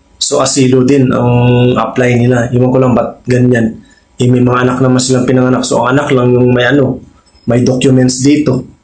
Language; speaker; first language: Filipino; native; Filipino